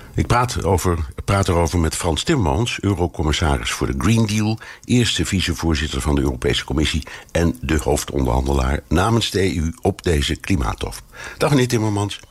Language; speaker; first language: Dutch; native; Dutch